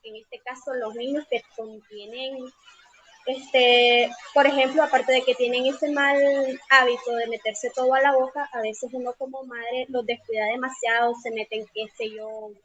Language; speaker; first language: Spanish; native; Spanish